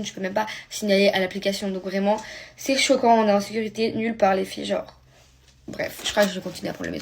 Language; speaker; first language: French; native; French